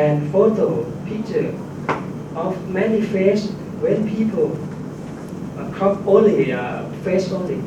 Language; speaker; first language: English; non-native, learner; Thai